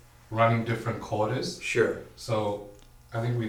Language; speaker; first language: English; native; English